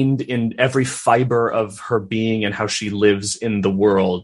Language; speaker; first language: English; native; English